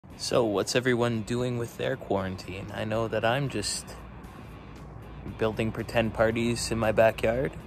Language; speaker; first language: English; native; English